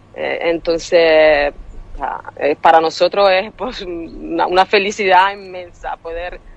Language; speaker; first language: Spanish; non-native, fluent; Italian